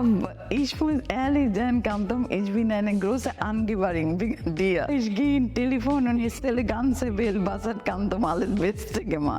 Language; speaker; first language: German; non-native, learner; Bangla